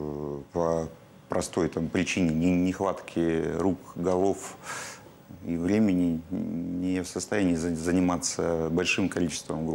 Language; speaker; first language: Russian; native; Russian